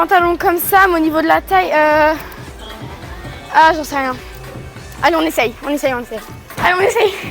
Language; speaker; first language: French; native; French